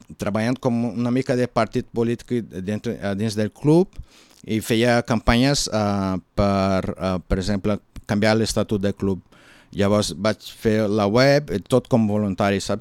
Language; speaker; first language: Catalan; non-native, learner; Portuguese